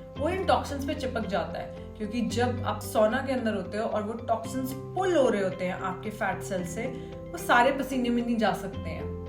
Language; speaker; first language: Hindi; native; Hindi